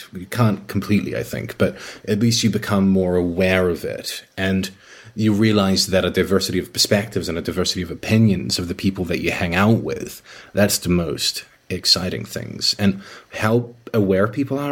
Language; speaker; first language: English; native; English